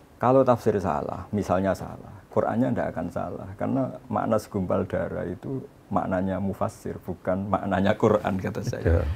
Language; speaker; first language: Indonesian; native; Indonesian